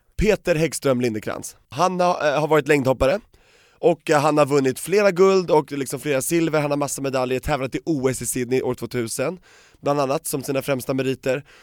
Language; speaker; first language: Swedish; native; Swedish